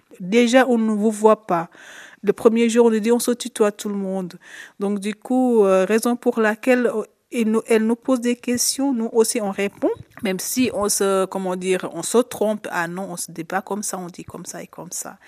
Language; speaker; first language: French; non-native, fluent; Italian